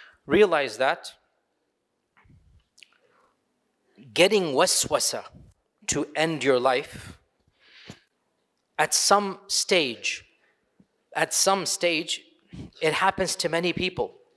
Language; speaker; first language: English; early bilingual, other home language; Urdu